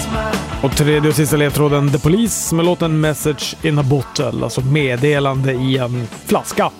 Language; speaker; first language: Swedish; native; Swedish